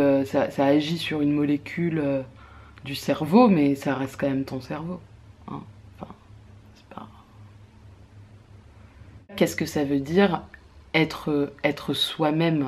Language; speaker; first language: French; native; French